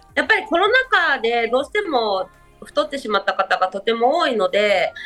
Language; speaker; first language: Japanese; native; Japanese